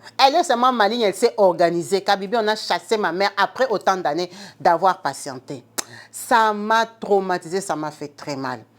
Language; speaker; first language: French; non-native, local second language; Lingala